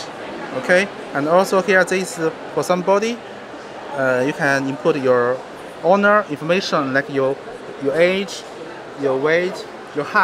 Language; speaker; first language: English; non-native, learner; Chinese